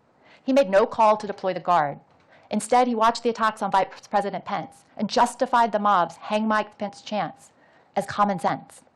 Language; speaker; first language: English; native; English